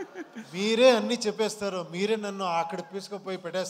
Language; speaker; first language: Telugu; non-native, local second language; Kannada